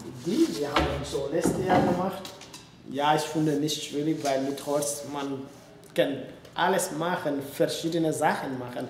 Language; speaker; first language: German; non-native, learner; French